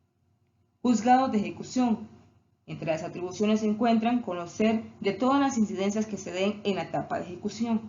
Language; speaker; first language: Spanish; native; Spanish